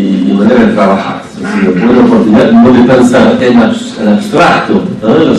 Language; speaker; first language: Spanish; non-native, fluent; French